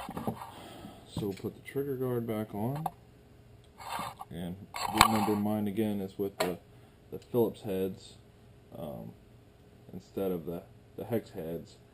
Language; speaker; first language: English; native; English